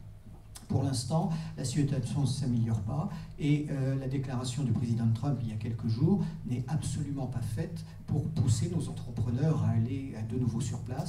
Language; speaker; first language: French; native; French